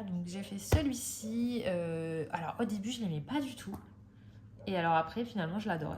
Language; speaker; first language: French; native; French